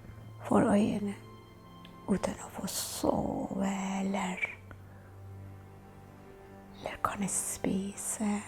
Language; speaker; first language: Norwegian; non-native, fluent; Persian